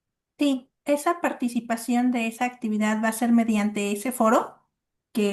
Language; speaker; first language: Spanish; native; Spanish